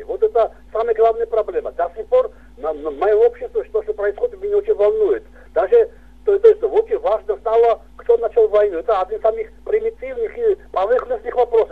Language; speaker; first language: Russian; non-native, local second language; Georgian